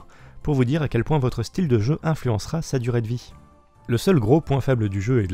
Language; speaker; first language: French; native; French